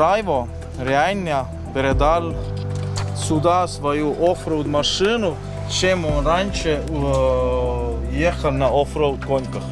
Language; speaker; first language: Russian; non-native, learner; Estonian